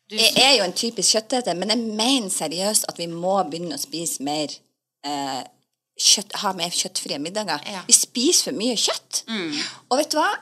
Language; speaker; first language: Norwegian; native; Norwegian